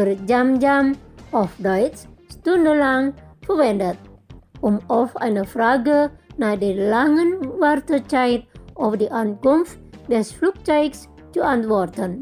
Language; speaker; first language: German; non-native, fluent; Indonesian